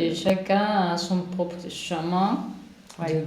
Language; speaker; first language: French; non-native, learner; Spanish